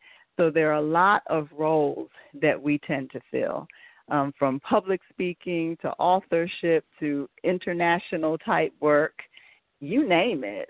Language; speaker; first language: English; native; English